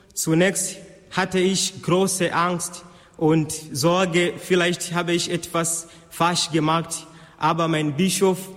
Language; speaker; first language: German; non-native, fluent; Swahili